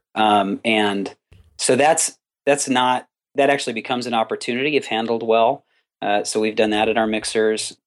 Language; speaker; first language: English; native; English